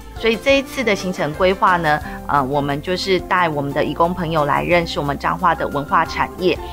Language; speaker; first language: Chinese; native; Chinese